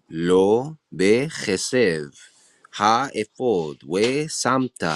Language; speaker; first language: Hebrew; non-native, learner; English